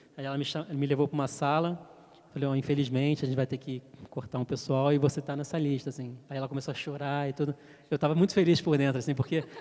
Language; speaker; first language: Portuguese; early bilingual, heritage; French